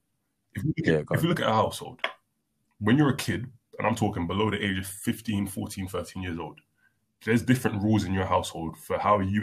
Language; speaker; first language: English; native; English